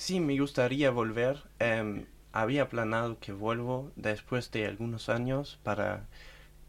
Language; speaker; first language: Spanish; non-native, learner; German